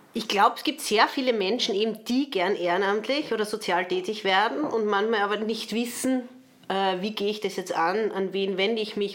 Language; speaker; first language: German; native; German